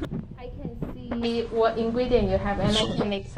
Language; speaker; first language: English; non-native, fluent; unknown